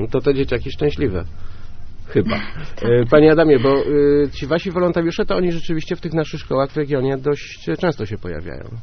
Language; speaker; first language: Polish; native; Polish